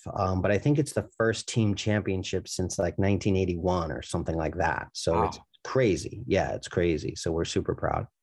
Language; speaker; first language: English; native; English